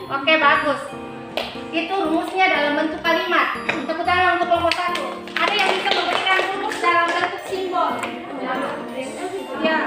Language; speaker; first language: Indonesian; native; Indonesian